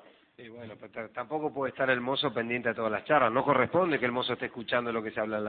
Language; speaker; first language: Spanish; native; Spanish